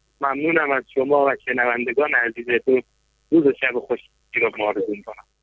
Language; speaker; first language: Persian; non-native, local second language; Kurdish